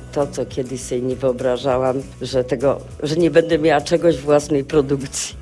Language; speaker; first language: Polish; native; Polish